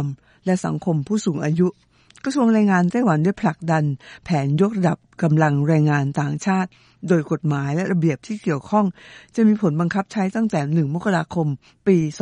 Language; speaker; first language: Thai; native; Thai